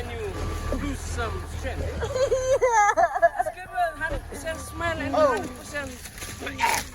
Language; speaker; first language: English; non-native, local second language; Fijian